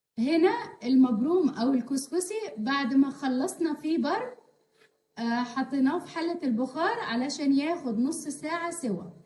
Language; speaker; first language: Arabic; native; Arabic